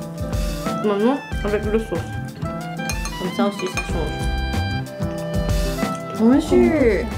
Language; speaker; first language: French; non-native, fluent; Japanese